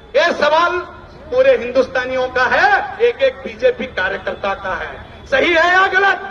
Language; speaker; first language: Hindi; non-native, local second language; Kannada